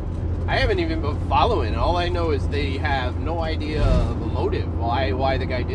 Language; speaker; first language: English; native; English